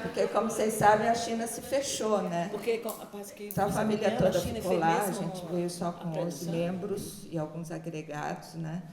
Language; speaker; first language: Portuguese; early bilingual, other home language; Chinese